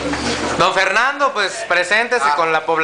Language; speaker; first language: Spanish; native; Spanish